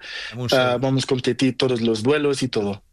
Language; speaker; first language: Spanish; non-native, learner; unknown